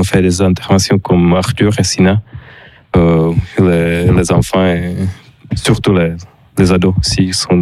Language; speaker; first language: French; non-native, learner; Czech